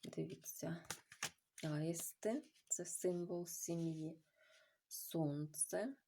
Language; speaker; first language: Ukrainian; non-native, local second language; Russian